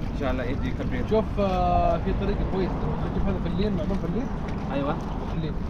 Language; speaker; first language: Arabic; non-native, learner; Bangla